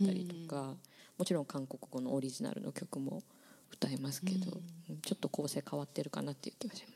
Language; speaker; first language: Japanese; native; Japanese